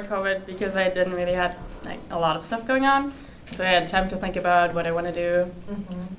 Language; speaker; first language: English; non-native, fluent; German